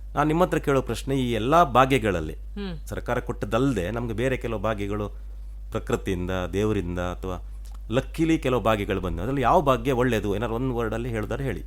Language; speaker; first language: Kannada; native; Kannada